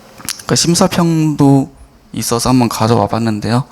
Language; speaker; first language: Korean; native; Korean